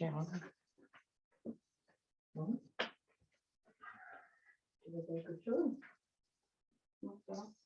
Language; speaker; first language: French; native; French